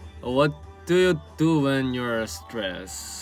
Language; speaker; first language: English; non-native, learner; Korean